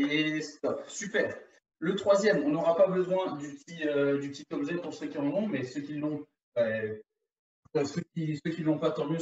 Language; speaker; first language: French; native; French